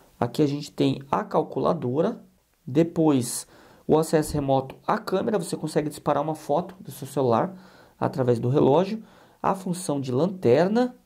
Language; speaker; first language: Portuguese; native; Portuguese